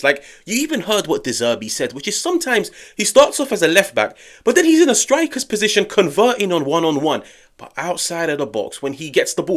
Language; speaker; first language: English; native; English